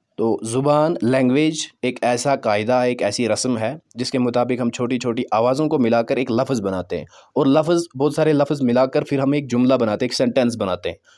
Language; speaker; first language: Urdu; non-native, local second language; Pahari-Potwari